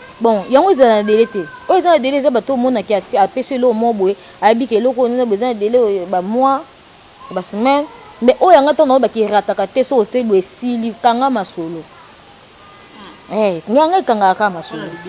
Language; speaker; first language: Lingala; non-native, local second language; Kongo